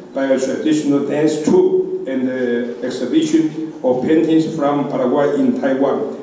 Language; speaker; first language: English; non-native, fluent; Chinese